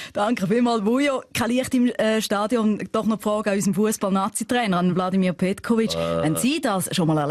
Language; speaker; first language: German; native; German